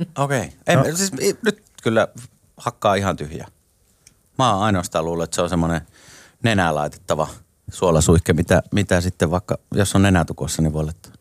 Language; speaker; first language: Finnish; native; Finnish